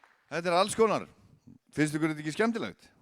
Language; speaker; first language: Icelandic; native; Icelandic